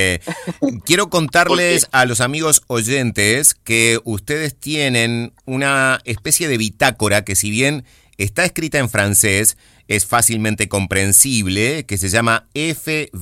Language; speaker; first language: Spanish; native; Spanish